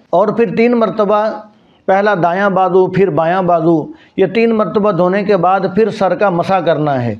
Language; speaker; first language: Urdu; non-native, local second language; Punjabi